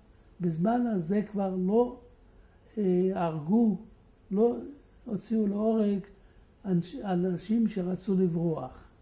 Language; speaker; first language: Hebrew; non-native, fluent; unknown